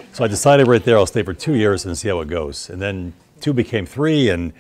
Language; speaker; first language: English; native; English